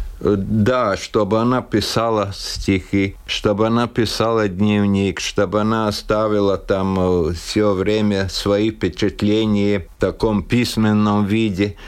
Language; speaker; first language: Russian; non-native, local second language; Latvian